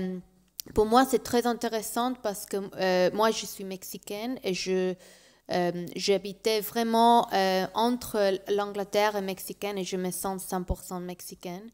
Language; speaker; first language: French; non-native, learner; Spanish